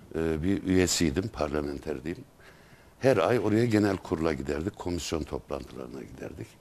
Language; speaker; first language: Turkish; native; Turkish